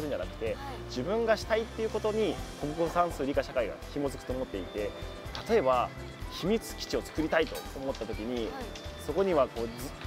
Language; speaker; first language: Japanese; native; Japanese